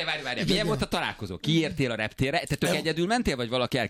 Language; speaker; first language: Hungarian; native; Hungarian